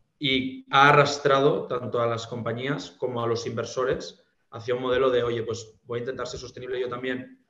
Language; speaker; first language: Spanish; native; Spanish